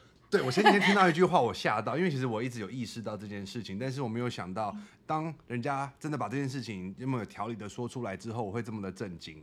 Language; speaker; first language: Chinese; non-native, fluent; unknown